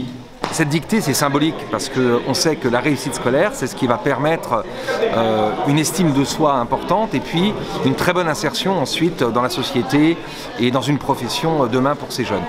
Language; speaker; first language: French; native; French